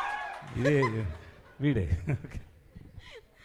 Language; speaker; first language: Telugu; non-native, learner; Tamil